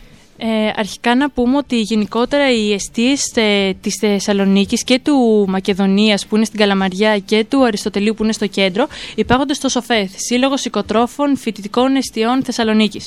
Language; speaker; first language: Greek; native; Greek